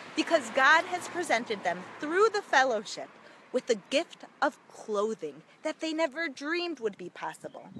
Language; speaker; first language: English; native; English